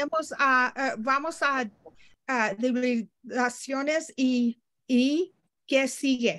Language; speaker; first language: Spanish; non-native, learner; English